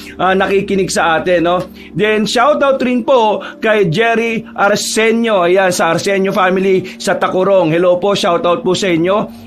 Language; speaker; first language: Filipino; native; Filipino